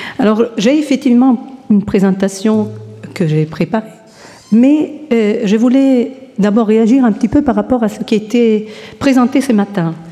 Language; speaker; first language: French; non-native, fluent; Italian